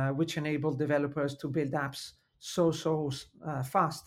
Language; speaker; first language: English; non-native, fluent; Italian